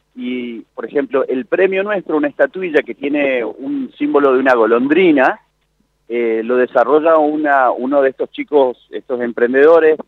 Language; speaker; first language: Spanish; native; Spanish